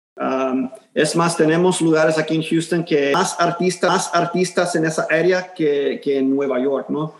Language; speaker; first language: Spanish; early bilingual, heritage; Spanish